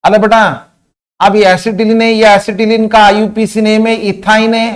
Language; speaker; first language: Hindi; non-native, local second language; Marathi